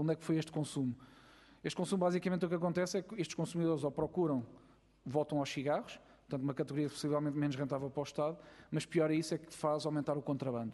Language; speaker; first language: Portuguese; native; Portuguese